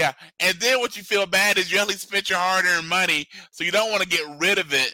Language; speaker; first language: English; native; English